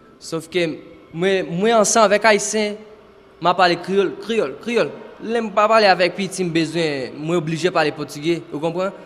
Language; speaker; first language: Haitian Creole; non-native, fluent; Portuguese